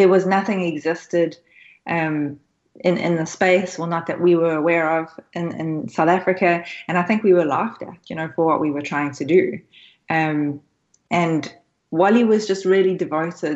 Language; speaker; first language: English; native; English